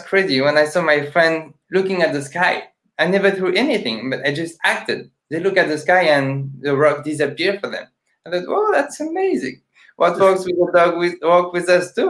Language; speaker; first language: English; non-native, fluent; French